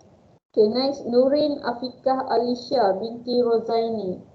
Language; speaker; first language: Malay; native; Malay